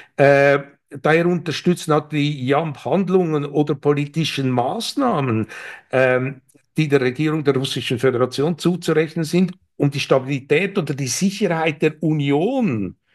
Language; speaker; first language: German; native; German